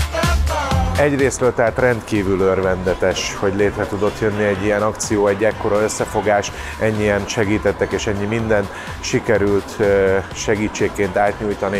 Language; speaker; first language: Hungarian; native; Hungarian